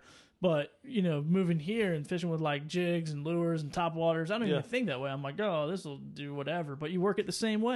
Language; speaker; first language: English; native; English